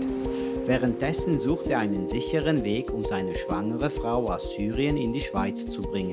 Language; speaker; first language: German; native; German